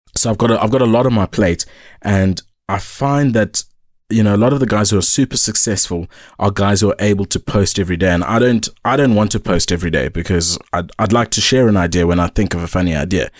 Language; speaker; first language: English; native; English